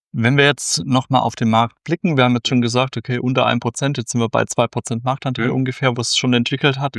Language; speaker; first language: German; native; German